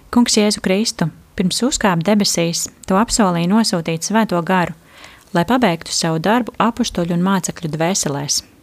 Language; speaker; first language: Latvian; native; Latvian